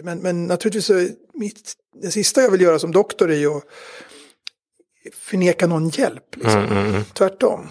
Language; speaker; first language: Swedish; native; Swedish